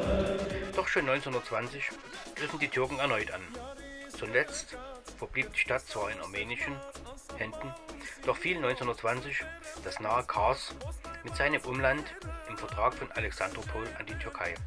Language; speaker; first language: German; native; German